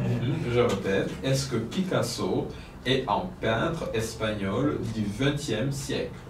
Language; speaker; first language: French; non-native, fluent; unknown